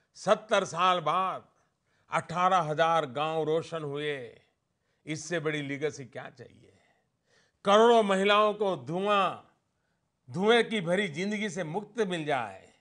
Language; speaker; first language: Hindi; non-native, local second language; Gujarati